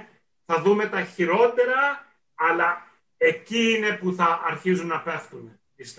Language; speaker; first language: Greek; early bilingual, heritage; Greek